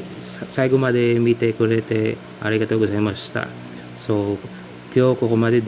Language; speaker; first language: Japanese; non-native, fluent; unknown